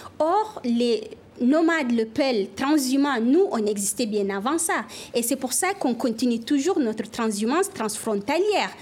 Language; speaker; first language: French; non-native, local second language; Fula